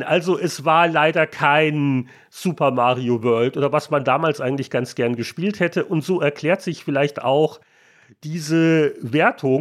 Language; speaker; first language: German; native; German